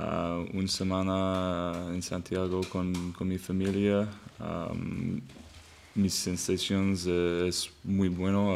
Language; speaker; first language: Spanish; non-native, learner; English